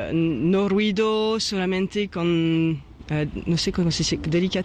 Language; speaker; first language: Spanish; non-native, learner; French